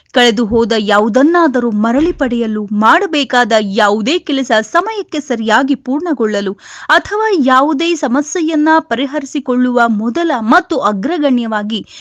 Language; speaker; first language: Kannada; native; Kannada